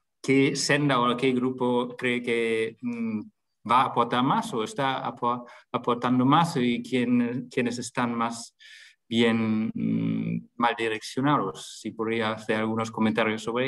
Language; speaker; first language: Spanish; non-native, fluent; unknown